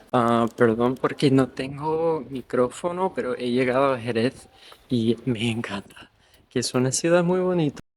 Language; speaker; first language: Spanish; non-native, fluent; English